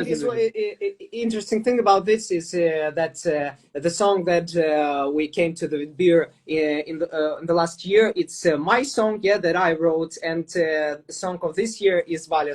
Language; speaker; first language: English; non-native, fluent; Ukrainian